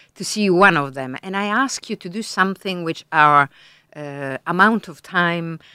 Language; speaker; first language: English; non-native, fluent; Italian